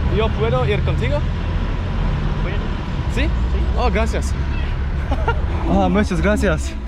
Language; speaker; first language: Spanish; non-native, learner; English